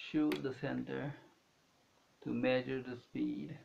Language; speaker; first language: English; non-native, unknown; Japanese